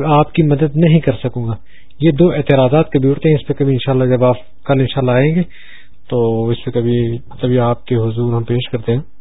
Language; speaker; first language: Urdu; non-native, local second language; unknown